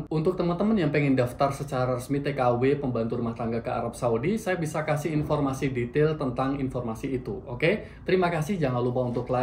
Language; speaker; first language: Indonesian; native; Indonesian